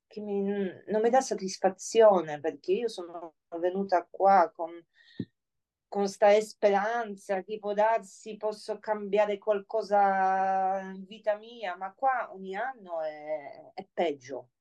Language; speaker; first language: Italian; non-native, fluent; Polish